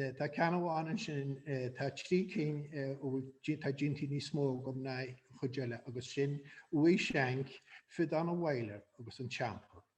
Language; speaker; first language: Irish; native; Irish